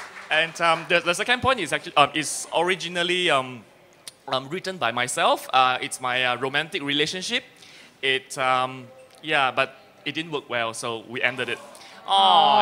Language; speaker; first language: English; non-native, local second language; Min Nan Chinese